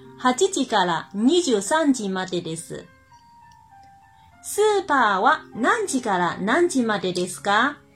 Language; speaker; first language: Japanese; non-native, fluent; Chinese